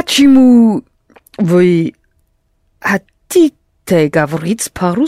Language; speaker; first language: Russian; non-native, learner; English